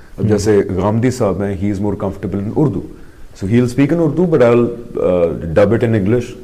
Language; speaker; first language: English; non-native, local second language; Urdu